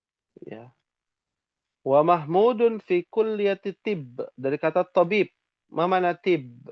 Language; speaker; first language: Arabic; non-native, fluent; Indonesian